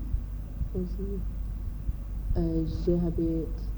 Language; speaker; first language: French; non-native, learner; English